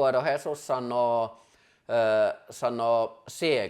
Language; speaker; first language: Spanish; non-native, fluent; Finnish